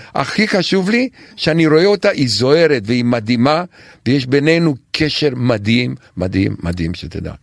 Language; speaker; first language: Hebrew; non-native, fluent; Romanian